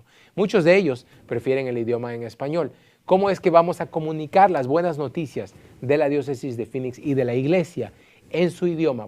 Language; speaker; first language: Spanish; native; Spanish